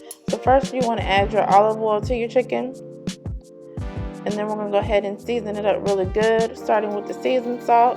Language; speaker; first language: English; native; English